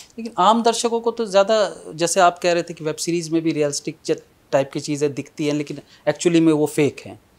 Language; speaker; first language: Hindi; native; Hindi